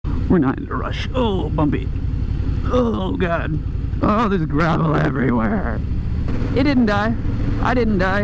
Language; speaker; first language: English; native; English